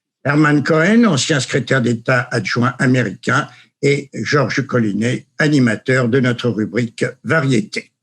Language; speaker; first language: French; native; French